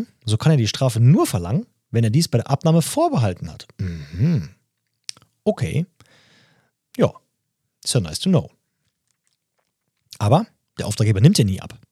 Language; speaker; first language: German; native; German